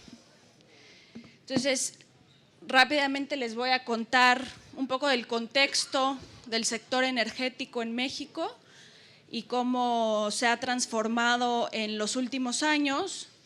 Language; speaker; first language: Spanish; native; Spanish